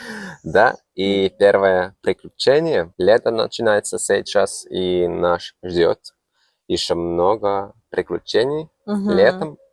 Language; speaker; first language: Russian; non-native, fluent; Finnish